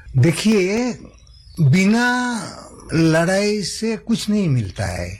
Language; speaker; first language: Hindi; non-native, local second language; Santali